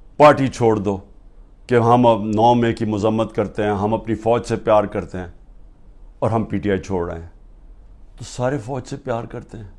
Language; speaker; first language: Urdu; native; Urdu